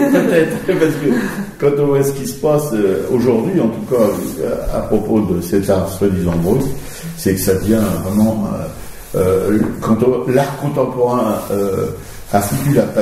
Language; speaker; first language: French; native; French